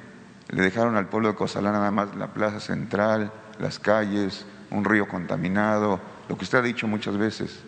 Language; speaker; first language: Spanish; native; Spanish